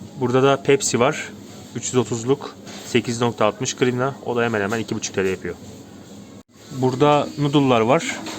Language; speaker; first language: Turkish; native; Turkish